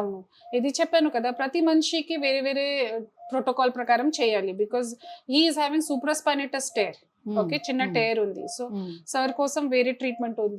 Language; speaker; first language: Telugu; non-native, local second language; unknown